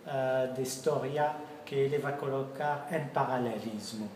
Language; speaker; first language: Portuguese; non-native, fluent; French